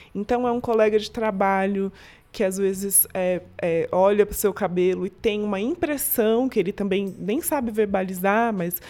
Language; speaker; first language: Portuguese; native; Portuguese